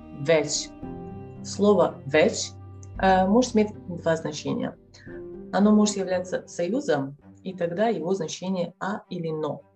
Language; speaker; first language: Russian; non-native, fluent; Serbian